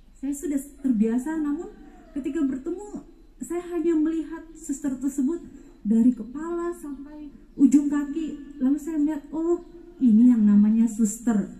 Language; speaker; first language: Indonesian; non-native, local second language; Batak Toba